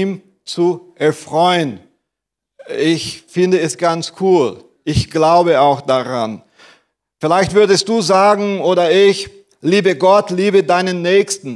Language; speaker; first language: German; non-native, fluent; Portuguese